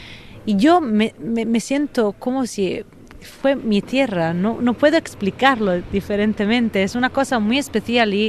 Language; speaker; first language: Spanish; non-native, fluent; Italian